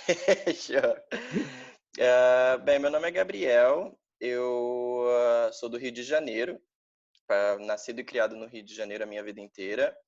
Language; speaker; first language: Portuguese; native; Portuguese